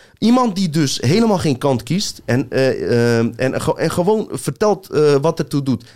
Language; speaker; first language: Dutch; early bilingual, other home language; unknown